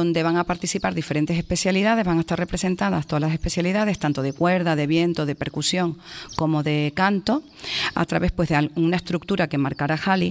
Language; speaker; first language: Spanish; native; Spanish